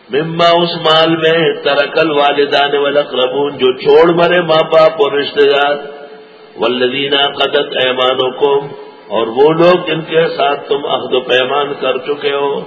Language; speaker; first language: Urdu; non-native, local second language; Pashto